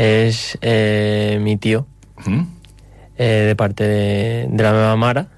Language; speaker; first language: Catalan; non-native, local second language; Spanish